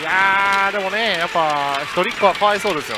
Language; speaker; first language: Japanese; native; Japanese